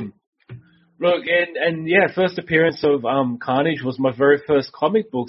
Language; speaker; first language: English; native; English